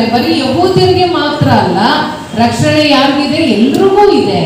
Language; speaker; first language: Kannada; native; Kannada